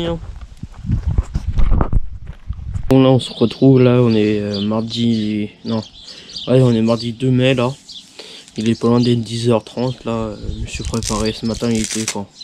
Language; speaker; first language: French; native; French